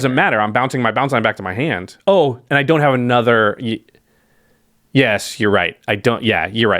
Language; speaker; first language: English; native; English